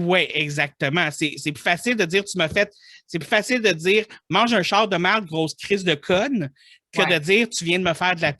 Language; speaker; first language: French; native; French